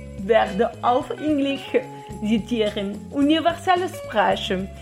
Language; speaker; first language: German; non-native, learner; Portuguese